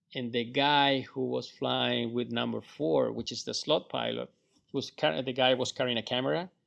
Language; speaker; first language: English; non-native, fluent; Spanish